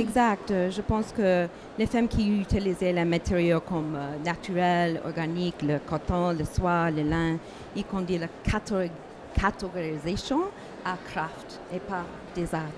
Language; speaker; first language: French; non-native, learner; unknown